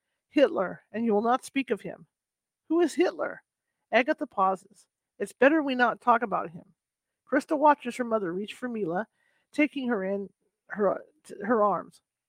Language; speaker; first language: English; native; English